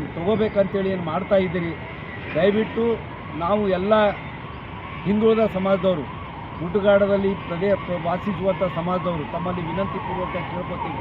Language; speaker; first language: Kannada; non-native, local second language; Lambadi